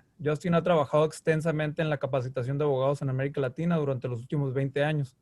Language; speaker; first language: Spanish; native; Spanish